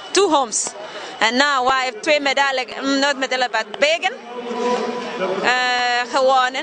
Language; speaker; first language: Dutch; non-native, learner; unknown